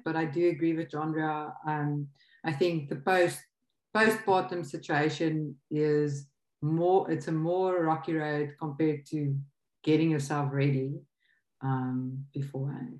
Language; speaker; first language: English; non-native, local second language; Afrikaans